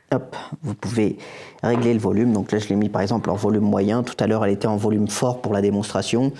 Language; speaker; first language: French; native; French